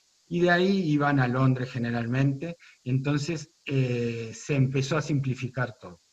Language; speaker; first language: Spanish; native; Spanish